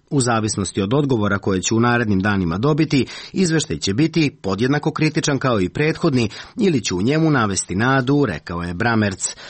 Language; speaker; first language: Serbian; native; Serbian